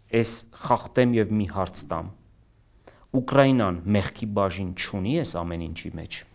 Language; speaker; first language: Armenian; native; Armenian